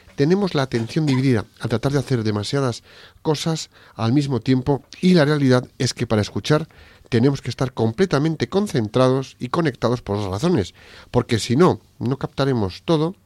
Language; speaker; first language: Spanish; native; Spanish